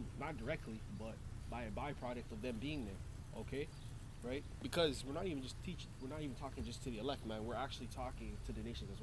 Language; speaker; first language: English; native; English